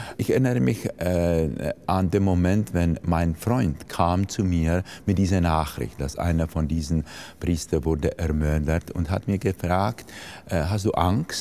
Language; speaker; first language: German; non-native, fluent; Czech